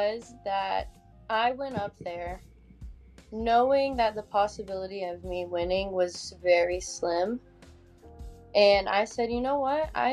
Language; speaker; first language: English; native; English